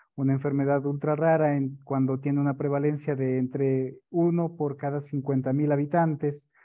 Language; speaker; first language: Spanish; native; Spanish